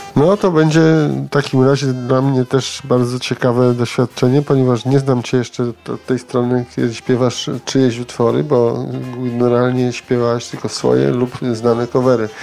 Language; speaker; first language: Polish; native; Polish